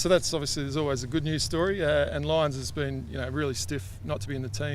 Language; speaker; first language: English; native; English